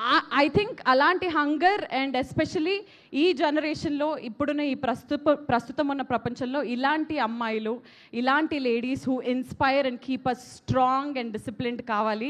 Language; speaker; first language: Telugu; native; Telugu